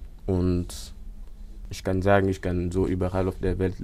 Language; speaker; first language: German; non-native, fluent; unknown